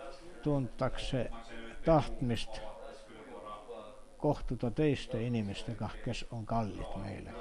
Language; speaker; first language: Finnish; non-native, learner; Estonian